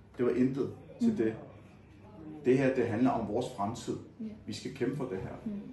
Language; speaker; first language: Danish; early bilingual, other home language; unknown